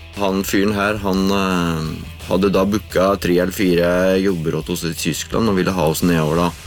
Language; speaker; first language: Norwegian; native; Norwegian